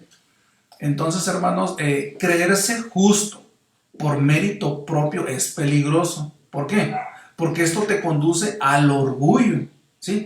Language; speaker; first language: Spanish; native; Spanish